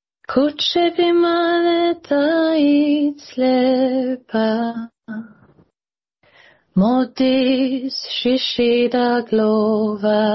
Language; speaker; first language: Georgian; early bilingual, heritage; Georgian